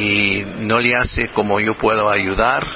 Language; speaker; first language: Spanish; non-native, fluent; English